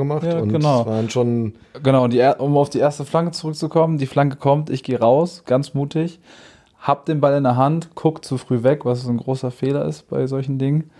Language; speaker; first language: German; native; German